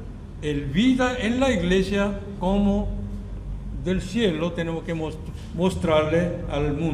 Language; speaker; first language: Spanish; non-native, fluent; Korean